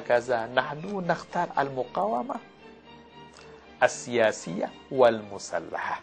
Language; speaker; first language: Arabic; non-native, learner; Malay